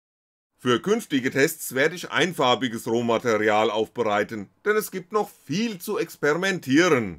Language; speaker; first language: German; native; German